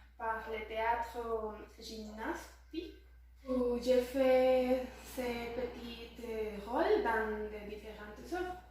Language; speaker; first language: French; non-native, learner; Spanish